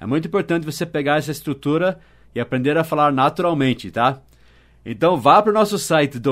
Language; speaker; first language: Portuguese; non-native, fluent; English